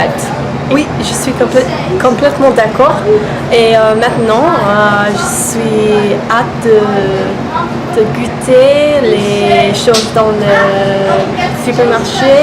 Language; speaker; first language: French; non-native, learner; English